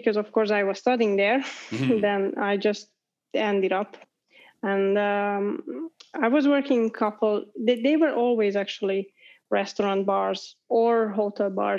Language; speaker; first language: English; non-native, fluent; Hungarian